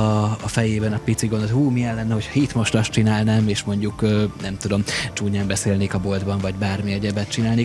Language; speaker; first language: Hungarian; native; Hungarian